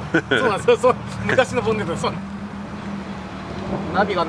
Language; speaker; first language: Japanese; native; Japanese